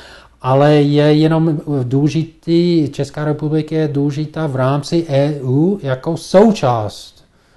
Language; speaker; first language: Czech; non-native, fluent; English